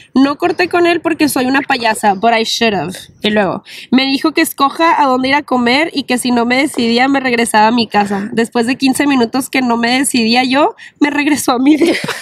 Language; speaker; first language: Spanish; early bilingual, heritage; Spanish